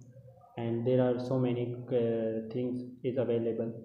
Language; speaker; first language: English; non-native, learner; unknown